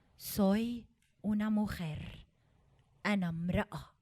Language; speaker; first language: Spanish; non-native, fluent; Arabic